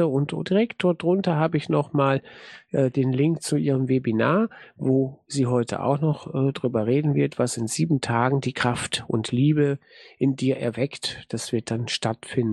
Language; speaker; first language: German; native; German